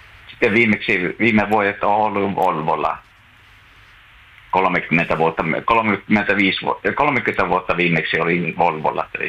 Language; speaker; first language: Finnish; native; Finnish